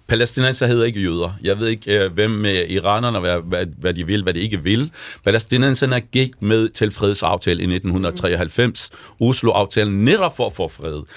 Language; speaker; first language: Danish; non-native, fluent; Arabic